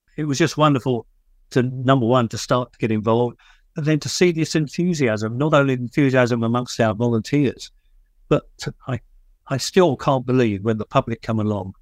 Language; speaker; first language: English; native; English